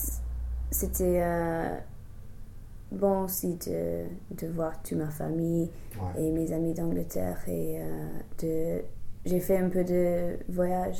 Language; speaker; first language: French; non-native, fluent; English